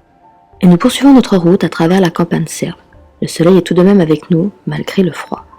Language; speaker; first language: French; native; French